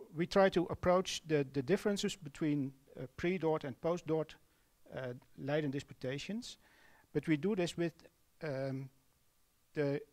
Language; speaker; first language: English; non-native, fluent; Dutch